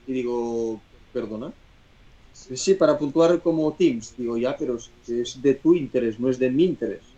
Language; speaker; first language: Spanish; non-native, local second language; Catalan